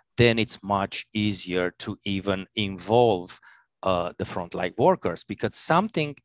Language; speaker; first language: English; non-native, fluent; Romanian